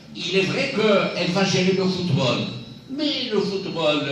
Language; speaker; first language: French; non-native, local second language; Arabic